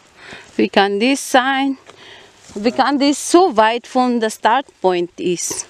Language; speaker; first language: German; non-native, learner; Filipino